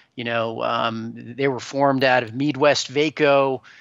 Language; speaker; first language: English; native; English